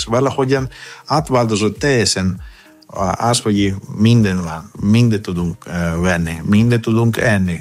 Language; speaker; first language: Hungarian; non-native, learner; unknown